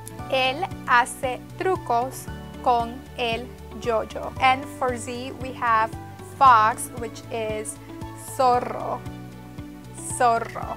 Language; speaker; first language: English; early bilingual, other home language; Spanish